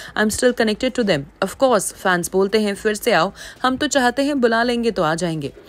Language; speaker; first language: Hindi; native; Hindi